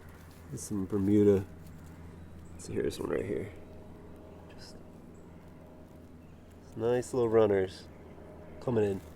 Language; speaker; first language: English; native; English